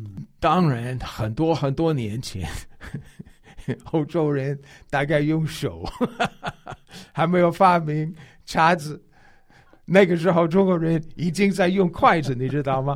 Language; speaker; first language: Chinese; non-native, fluent; English